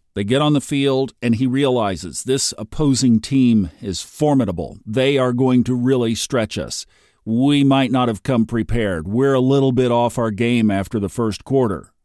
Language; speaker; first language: English; native; English